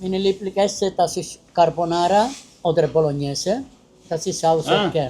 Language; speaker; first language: German; non-native, learner; Italian